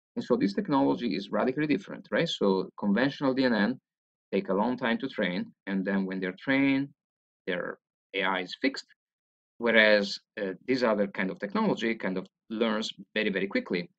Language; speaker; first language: English; non-native, fluent; Italian